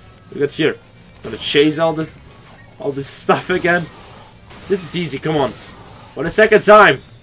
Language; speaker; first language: English; non-native, fluent; German